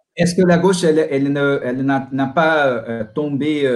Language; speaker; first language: French; non-native, fluent; Portuguese